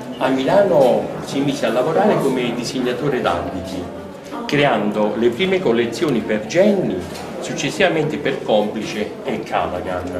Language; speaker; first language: Italian; native; Italian